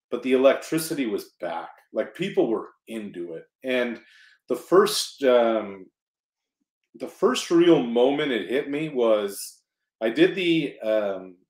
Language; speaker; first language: English; native; English